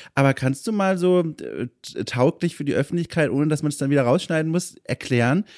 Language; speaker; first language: German; native; German